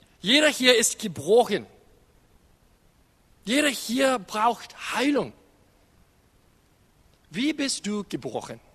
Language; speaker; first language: German; non-native, learner; English